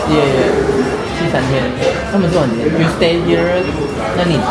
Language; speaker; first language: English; non-native, learner; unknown